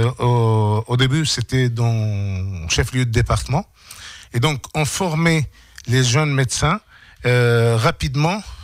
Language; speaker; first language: French; non-native, local second language; Arabic